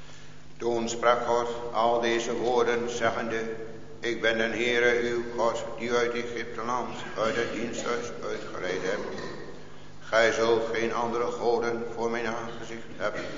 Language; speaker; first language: Dutch; native; Dutch